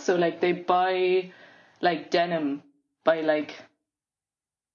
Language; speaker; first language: English; native; English